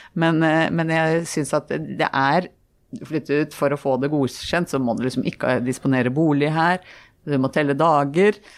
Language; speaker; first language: Norwegian; native; Norwegian